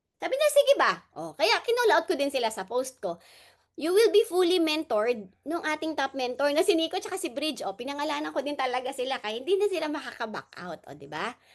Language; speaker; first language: Filipino; non-native, local second language; Hiligaynon